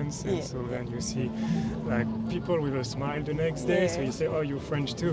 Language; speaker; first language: English; non-native, fluent; French